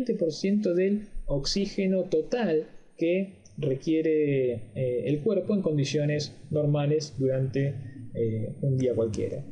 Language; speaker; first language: Spanish; native; Spanish